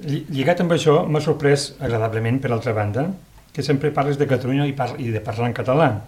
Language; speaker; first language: Catalan; native; Catalan